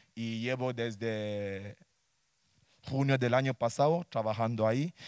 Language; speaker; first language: Spanish; non-native, fluent; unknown